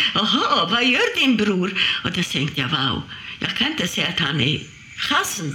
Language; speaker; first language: Swedish; non-native, fluent; Hungarian